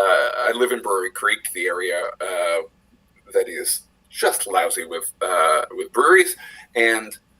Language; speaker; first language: English; native; English